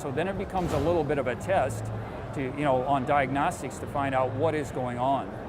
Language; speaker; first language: English; native; English